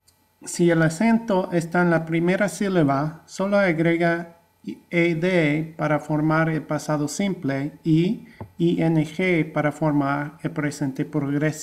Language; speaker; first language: Spanish; non-native, fluent; English